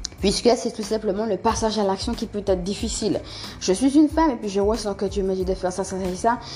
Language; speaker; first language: French; native; French